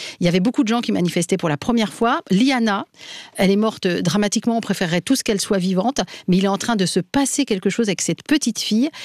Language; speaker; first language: French; native; French